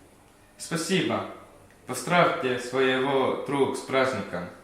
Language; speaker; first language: Russian; non-native, learner; Estonian